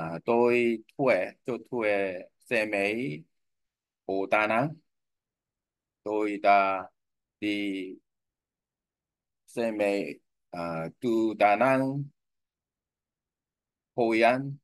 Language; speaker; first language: Vietnamese; non-native, learner; Korean